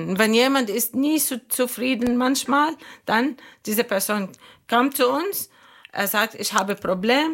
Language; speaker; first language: German; non-native, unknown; Arabic